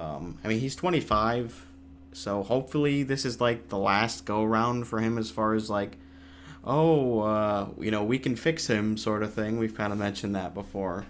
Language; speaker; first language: English; native; English